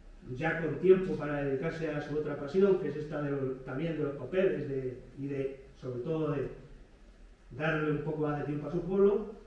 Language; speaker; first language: Spanish; native; Spanish